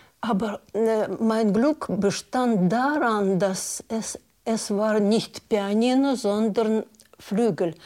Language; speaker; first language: German; non-native, learner; Russian